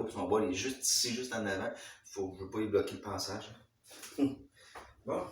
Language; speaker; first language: French; native; French